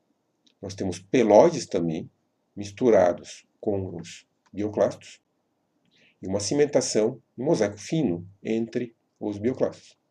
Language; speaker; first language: Portuguese; native; Portuguese